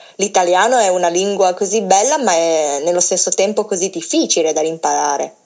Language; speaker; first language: Italian; non-native, fluent; Chinese